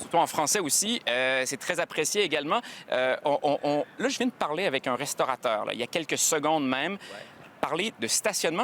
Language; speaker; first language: French; native; French